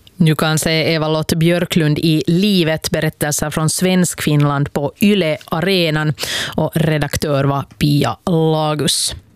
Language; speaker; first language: Swedish; native; Swedish